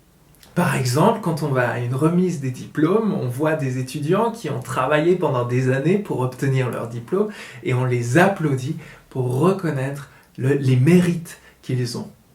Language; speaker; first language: French; native; French